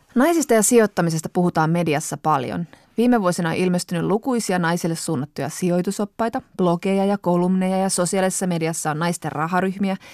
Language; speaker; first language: Finnish; native; Finnish